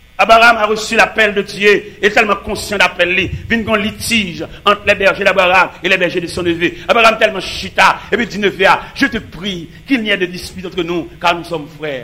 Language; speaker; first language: French; non-native, local second language; Haitian Creole